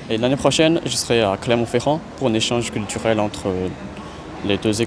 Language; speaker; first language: French; non-native, fluent; Chinese